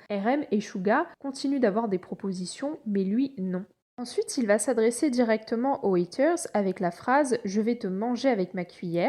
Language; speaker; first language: French; native; French